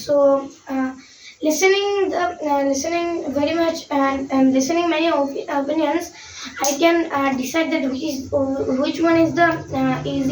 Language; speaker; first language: English; non-native, learner; Bangla